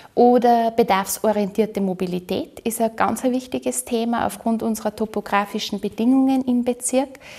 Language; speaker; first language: German; native; German